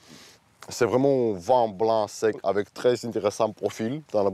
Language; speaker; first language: French; non-native, fluent; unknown